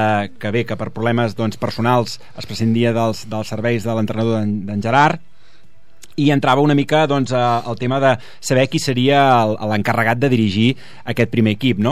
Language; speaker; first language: Catalan; native; Catalan